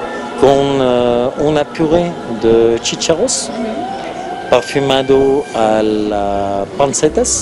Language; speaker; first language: Spanish; non-native, fluent; French